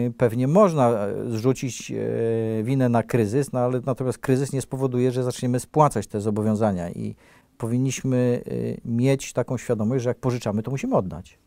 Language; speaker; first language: Polish; native; Polish